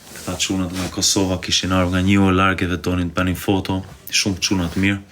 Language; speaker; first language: Albanian; early bilingual, heritage; Albanian